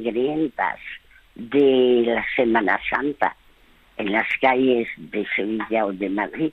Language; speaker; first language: Spanish; early bilingual, other home language; French